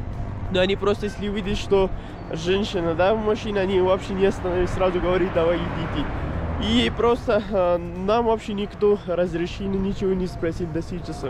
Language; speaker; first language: Russian; non-native, learner; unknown